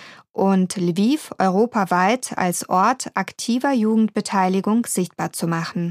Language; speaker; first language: German; native; German